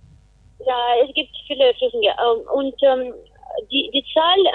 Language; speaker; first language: German; non-native, fluent; Russian